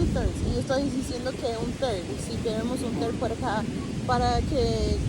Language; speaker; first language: Spanish; early bilingual, heritage; Spanish